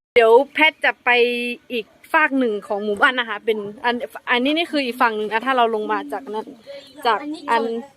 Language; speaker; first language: Thai; non-native, local second language; Karen languages